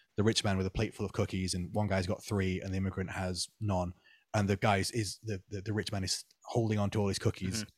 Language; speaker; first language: English; native; English